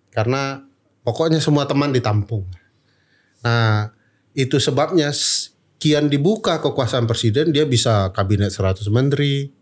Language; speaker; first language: Indonesian; non-native, local second language; Minangkabau